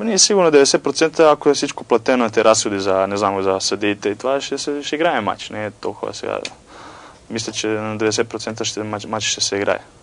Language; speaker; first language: Bulgarian; non-native, fluent; Croatian